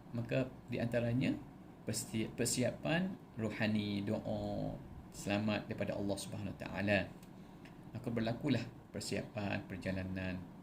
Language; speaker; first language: Malay; native; Malay